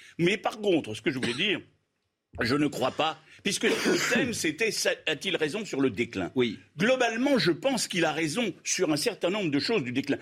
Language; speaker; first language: French; native; French